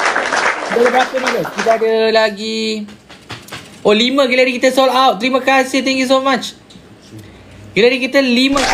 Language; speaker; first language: Malay; native; Malay